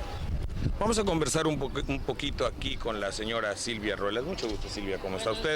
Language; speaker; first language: Spanish; native; Spanish